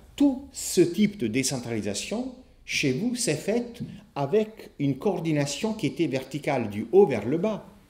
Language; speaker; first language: French; non-native, fluent; Italian